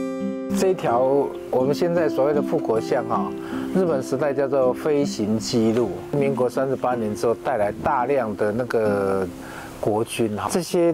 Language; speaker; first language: Chinese; native; Chinese